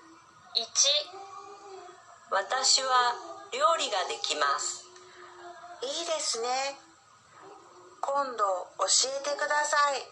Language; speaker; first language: Japanese; non-native, learner; Indonesian